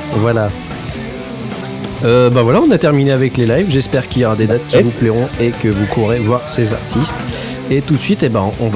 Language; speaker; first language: French; native; French